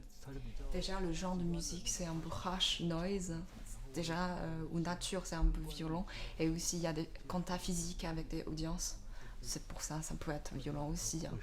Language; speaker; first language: French; non-native, learner; Chinese